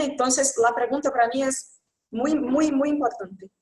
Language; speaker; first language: Spanish; non-native, fluent; Portuguese